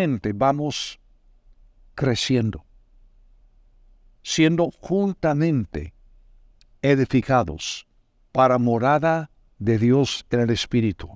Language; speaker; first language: Spanish; non-native, fluent; English